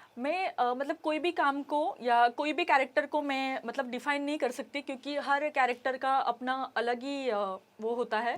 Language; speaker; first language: Hindi; non-native, local second language; Marathi